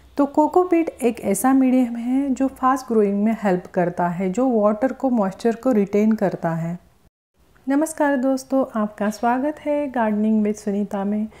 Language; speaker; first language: Hindi; non-native, local second language; Marathi